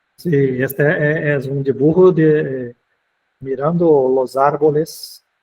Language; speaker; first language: Spanish; non-native, fluent; Portuguese